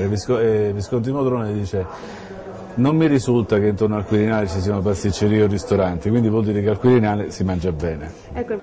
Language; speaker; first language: Italian; native; Italian